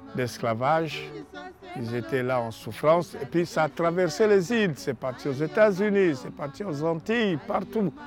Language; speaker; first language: French; non-native, local second language; Lingala